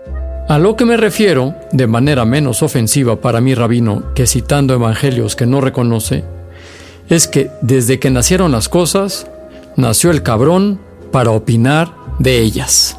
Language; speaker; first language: Spanish; native; Spanish